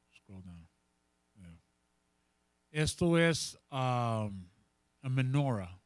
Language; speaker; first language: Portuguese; non-native, learner; Spanish